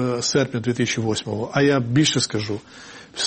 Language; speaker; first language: Ukrainian; non-native, fluent; Georgian